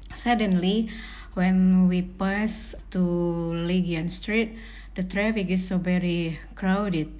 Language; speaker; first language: English; non-native, learner; Indonesian